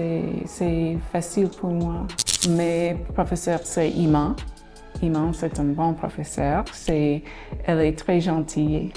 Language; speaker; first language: French; non-native, learner; English